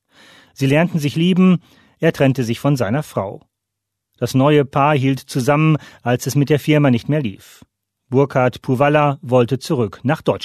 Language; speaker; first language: German; native; German